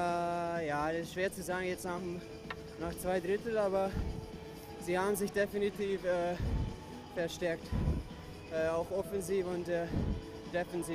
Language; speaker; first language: German; non-native, fluent; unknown